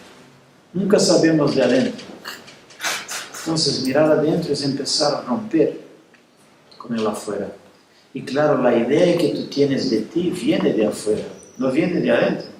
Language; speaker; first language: Spanish; non-native, fluent; Portuguese